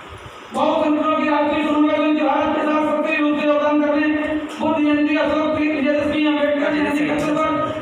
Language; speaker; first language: Hindi; native; Hindi